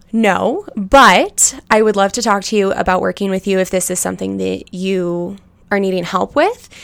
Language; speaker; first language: English; native; English